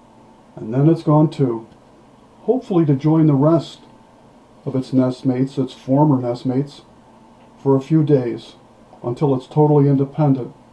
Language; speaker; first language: English; native; English